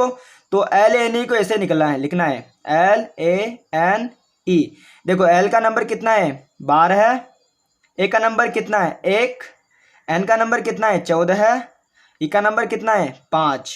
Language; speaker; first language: Hindi; native; Hindi